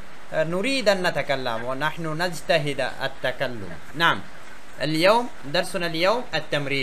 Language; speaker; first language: Arabic; non-native, fluent; Bangla